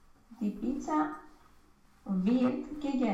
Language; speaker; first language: German; non-native, learner; Romanian